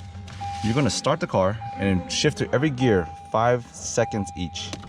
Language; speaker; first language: English; native; English